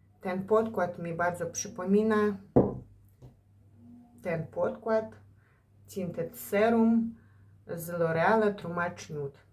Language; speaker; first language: Polish; non-native, fluent; Ukrainian